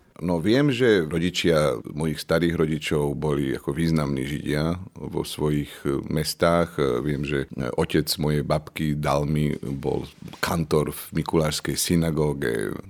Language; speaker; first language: Slovak; native; Slovak